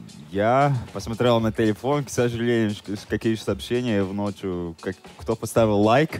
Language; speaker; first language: Russian; non-native, fluent; Latvian